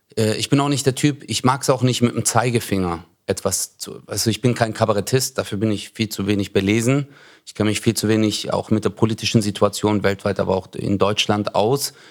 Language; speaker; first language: German; early bilingual, other home language; Turkish